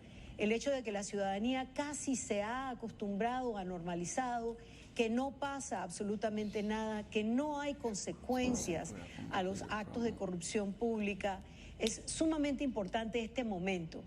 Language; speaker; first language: Spanish; native; Spanish